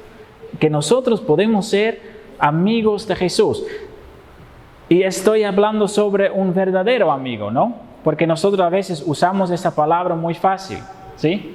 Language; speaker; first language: Spanish; non-native, fluent; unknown